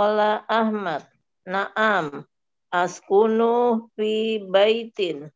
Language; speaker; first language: Arabic; non-native, learner; Indonesian